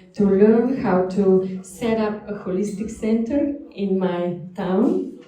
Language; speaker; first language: English; non-native, fluent; Slovenian